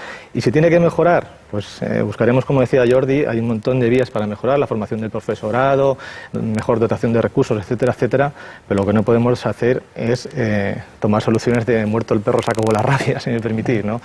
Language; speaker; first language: Spanish; native; Spanish